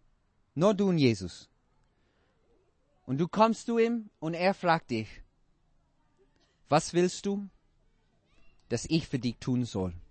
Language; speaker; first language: German; non-native, fluent; English